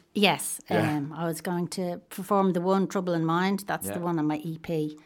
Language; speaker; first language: English; native; English